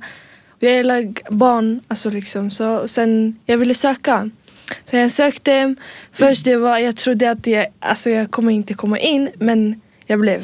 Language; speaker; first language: Swedish; early bilingual, other home language; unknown